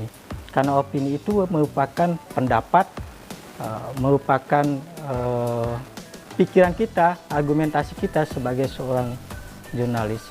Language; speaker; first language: Indonesian; native; Indonesian